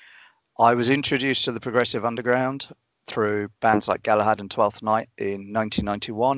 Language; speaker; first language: English; native; English